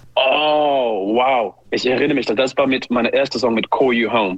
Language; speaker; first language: German; non-native, learner; English